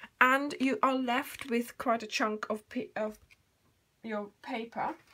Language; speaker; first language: English; native; English